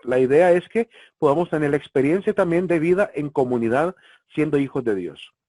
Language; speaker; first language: Spanish; native; Spanish